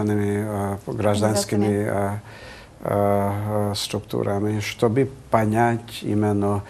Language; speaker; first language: Russian; non-native, fluent; Hungarian